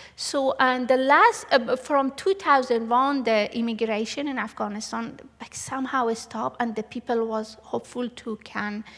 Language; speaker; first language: English; non-native, learner; Persian